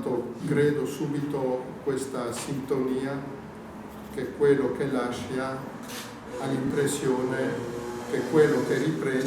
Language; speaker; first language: Italian; native; Italian